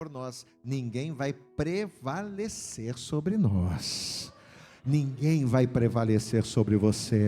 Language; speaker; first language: Portuguese; native; Portuguese